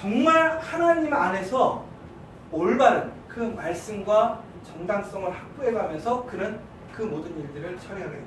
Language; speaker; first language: Korean; native; Korean